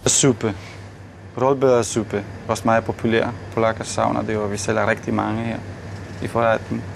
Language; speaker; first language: Danish; non-native, fluent; Polish